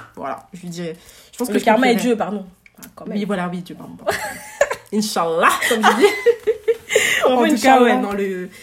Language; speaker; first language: French; native; French